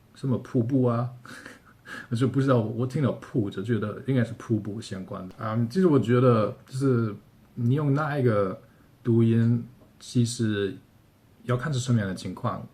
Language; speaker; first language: Chinese; non-native, fluent; German